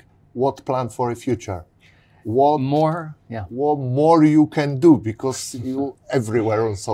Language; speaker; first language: English; non-native, learner; Polish